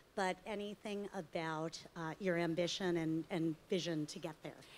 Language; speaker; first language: English; native; English